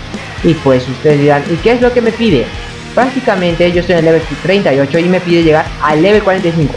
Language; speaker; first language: Spanish; native; Spanish